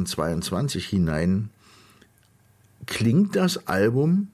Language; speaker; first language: German; native; German